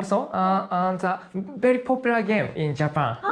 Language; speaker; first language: English; non-native, learner; Japanese